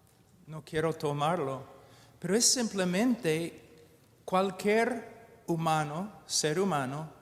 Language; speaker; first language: Spanish; non-native, fluent; English